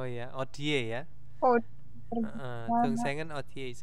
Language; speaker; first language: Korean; non-native, fluent; Indonesian